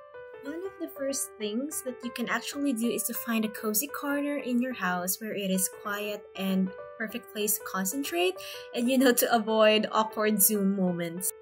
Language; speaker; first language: English; non-native, local second language; Filipino